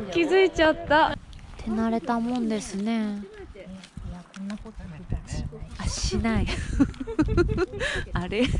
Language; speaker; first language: Japanese; native; Japanese